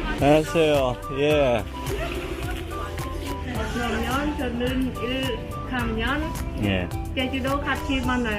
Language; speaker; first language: Korean; non-native, learner; Khmer